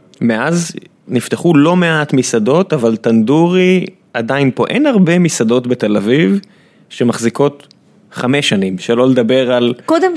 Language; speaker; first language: Hebrew; native; Hebrew